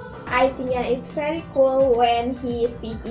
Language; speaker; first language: English; non-native, learner; Indonesian